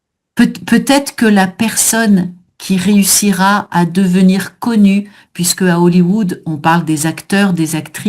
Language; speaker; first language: French; native; French